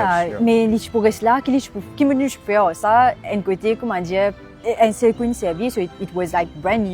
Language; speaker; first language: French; non-native, local second language; Morisyen